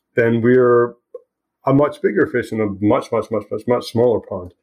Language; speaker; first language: English; native; English